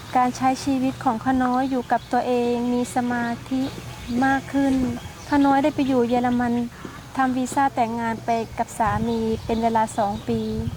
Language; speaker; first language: Thai; native; Thai